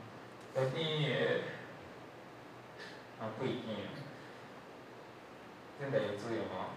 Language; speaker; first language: Chinese; non-native, learner; Japanese